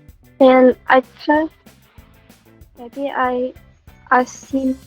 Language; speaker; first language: English; non-native, learner; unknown